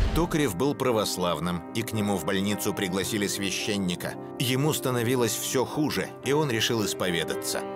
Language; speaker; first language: Russian; native; Russian